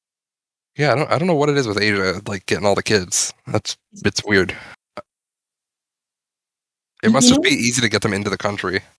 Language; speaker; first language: English; native; English